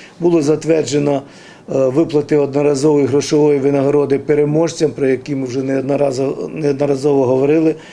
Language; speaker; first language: Ukrainian; native; Ukrainian